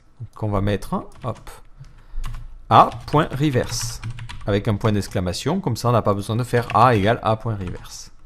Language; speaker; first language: French; native; French